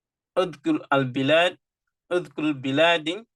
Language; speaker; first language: Arabic; non-native, fluent; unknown